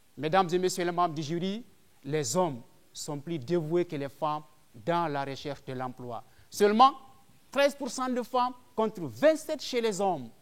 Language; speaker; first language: French; non-native, local second language; Fula